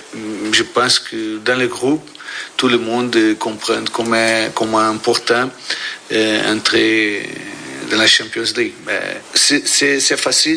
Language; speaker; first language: French; non-native, learner; Portuguese